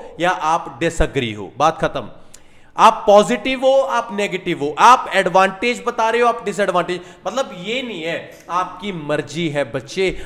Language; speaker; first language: Hindi; non-native, local second language; Punjabi